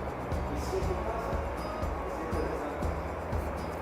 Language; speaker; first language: Spanish; non-native, fluent; English